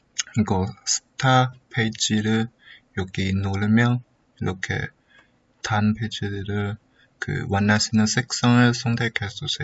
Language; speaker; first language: Korean; non-native, learner; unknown